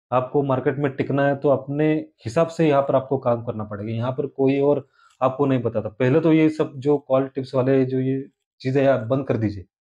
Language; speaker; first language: Hindi; non-native, local second language; Marathi